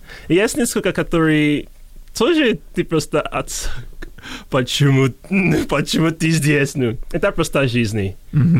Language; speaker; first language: Russian; non-native, learner; English